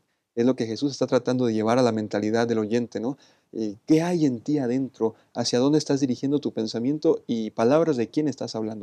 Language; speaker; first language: Spanish; native; Spanish